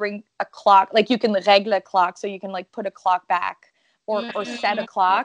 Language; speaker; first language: English; non-native, fluent; French